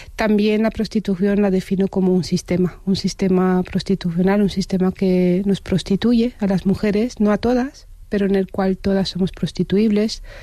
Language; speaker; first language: Spanish; non-native, fluent; Romanian